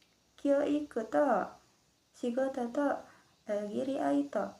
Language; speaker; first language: Japanese; non-native, learner; Indonesian